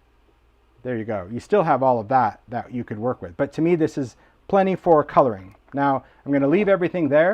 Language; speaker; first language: English; native; English